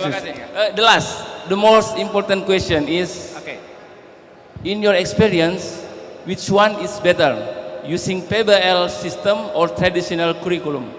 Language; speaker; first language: English; non-native, learner; Indonesian